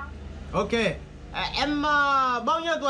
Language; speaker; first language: Vietnamese; non-native, learner; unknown